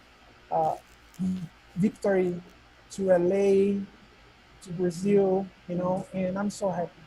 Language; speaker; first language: English; non-native, learner; Portuguese